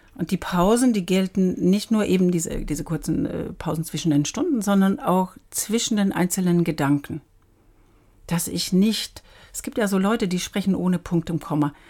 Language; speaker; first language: German; native; German